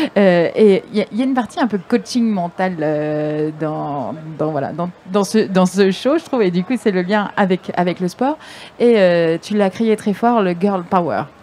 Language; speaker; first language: French; native; French